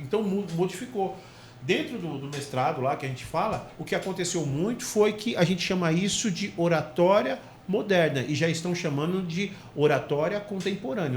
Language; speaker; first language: Portuguese; native; Portuguese